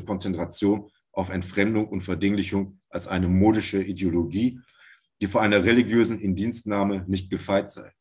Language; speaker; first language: German; native; German